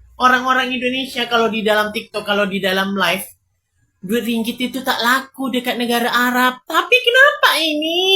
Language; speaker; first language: Malay; native; Malay